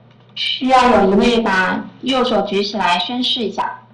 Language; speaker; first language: Chinese; native; Chinese